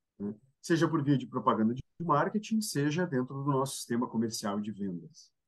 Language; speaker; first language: Portuguese; native; Portuguese